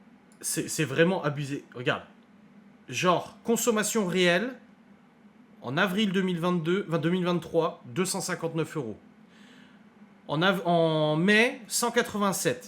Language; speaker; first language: French; native; French